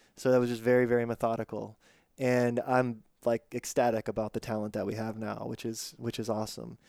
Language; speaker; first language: English; native; English